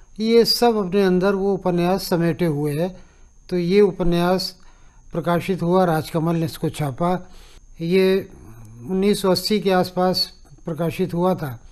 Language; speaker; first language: Hindi; native; Hindi